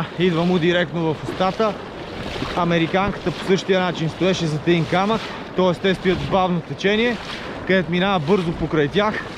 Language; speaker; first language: Bulgarian; native; Bulgarian